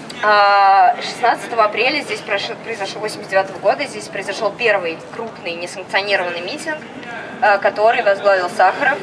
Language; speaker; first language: Russian; native; Russian